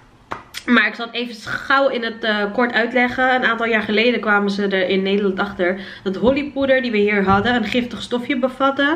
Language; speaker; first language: Dutch; native; Dutch